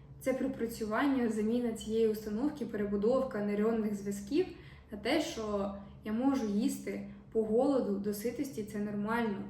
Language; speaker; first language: Ukrainian; non-native, local second language; Russian